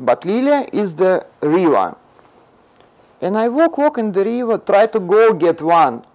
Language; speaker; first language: English; non-native, learner; Russian